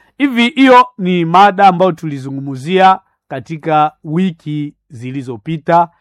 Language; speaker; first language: Swahili; non-native, local second language; Nande